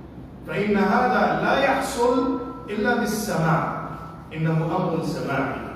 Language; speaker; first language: Arabic; non-native, fluent; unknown